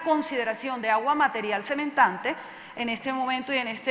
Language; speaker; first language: Spanish; native; Spanish